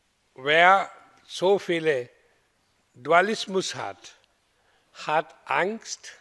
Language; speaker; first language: German; non-native, learner; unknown